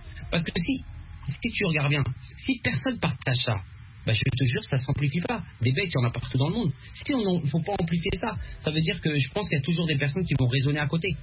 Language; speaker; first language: French; native; French